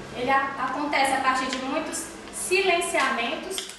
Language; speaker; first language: Portuguese; native; Portuguese